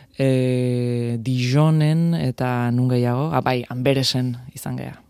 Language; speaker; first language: Basque; native; Basque